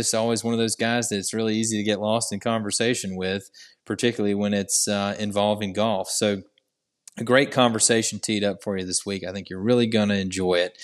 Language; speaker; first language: English; native; English